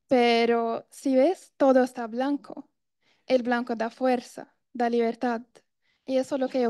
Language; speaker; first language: Spanish; non-native, fluent; Arabic